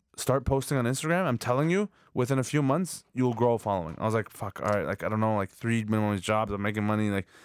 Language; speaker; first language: English; native; English